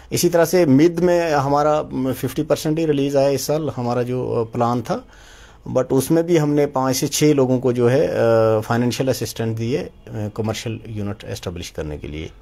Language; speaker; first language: Hindi; non-native, local second language; Kashmiri